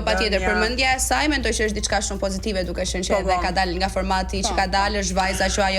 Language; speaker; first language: Albanian; native; Albanian